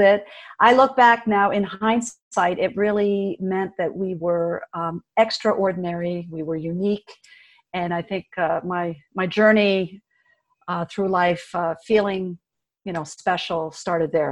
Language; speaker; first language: English; early bilingual, other home language; French